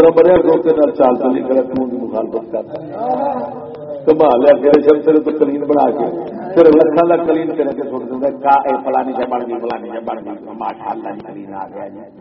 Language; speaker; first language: Urdu; non-native, local second language; Punjabi